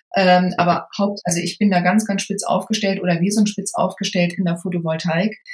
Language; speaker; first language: German; native; German